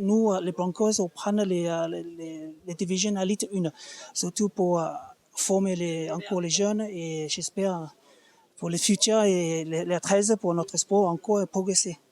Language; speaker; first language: French; non-native, learner; English